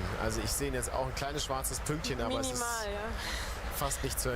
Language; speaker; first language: German; native; German